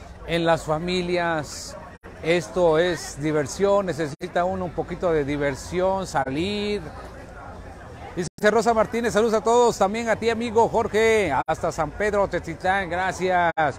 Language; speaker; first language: Spanish; native; Spanish